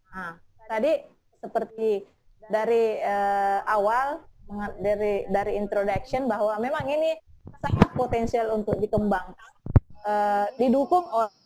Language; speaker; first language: Indonesian; native; Indonesian